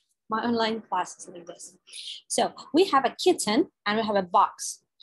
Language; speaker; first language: English; non-native, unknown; Ukrainian